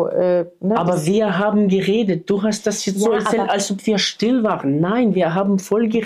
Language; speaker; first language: German; non-native, fluent; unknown